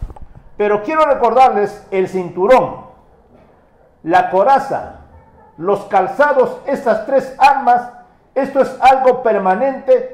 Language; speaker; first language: Spanish; native; Spanish